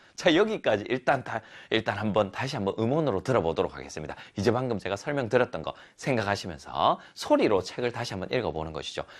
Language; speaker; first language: Korean; native; Korean